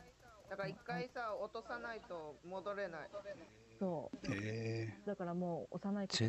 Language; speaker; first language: Japanese; native; Japanese